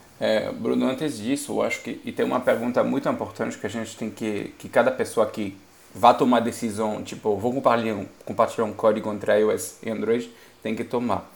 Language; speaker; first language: Portuguese; non-native, fluent; French